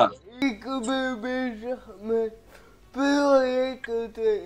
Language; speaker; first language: Dutch; early bilingual, other home language; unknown